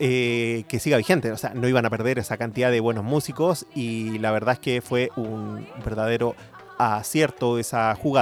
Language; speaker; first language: Spanish; native; Spanish